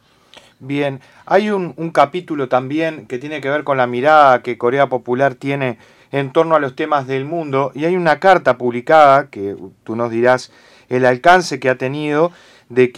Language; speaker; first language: Spanish; native; Spanish